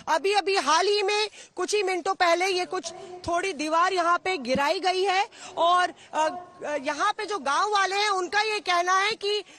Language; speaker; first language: Hindi; native; Hindi